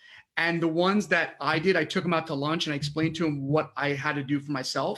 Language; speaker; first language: English; native; English